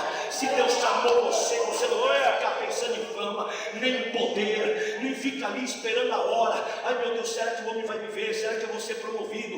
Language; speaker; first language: Portuguese; native; Portuguese